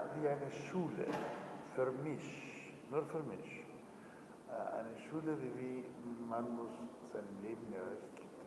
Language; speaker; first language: German; non-native, learner; Spanish